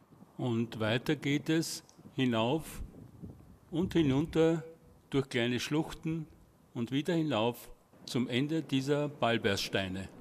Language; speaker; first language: German; native; German